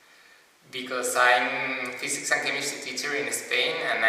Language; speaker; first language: English; non-native, fluent; Spanish